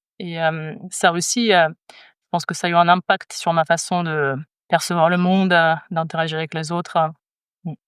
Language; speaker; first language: French; non-native, fluent; Russian